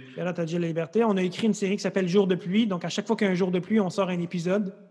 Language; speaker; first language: French; native; French